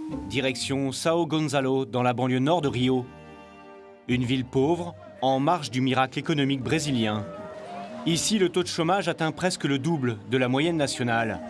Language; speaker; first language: French; native; French